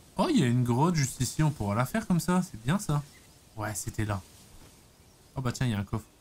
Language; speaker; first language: French; native; French